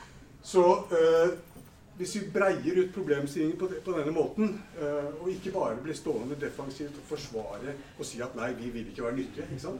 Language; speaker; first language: Norwegian; native; Norwegian